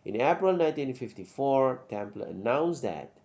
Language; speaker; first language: English; non-native, local second language; Malay